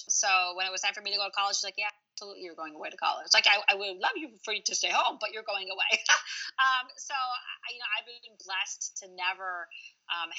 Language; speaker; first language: English; early bilingual, other home language; Arabic